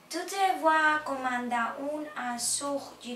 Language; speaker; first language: French; non-native, learner; English